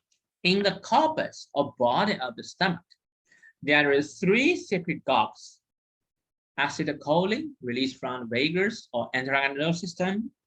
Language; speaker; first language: English; non-native, fluent; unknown